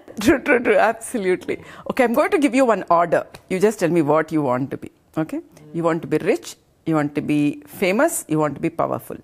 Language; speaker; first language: English; non-native, local second language; Telugu